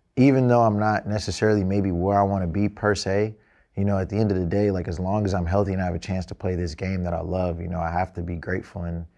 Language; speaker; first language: English; native; English